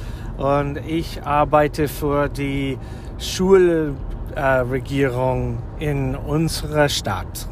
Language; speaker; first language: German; non-native, learner; English